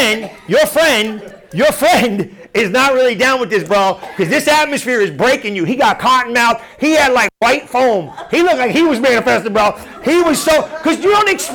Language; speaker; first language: English; native; English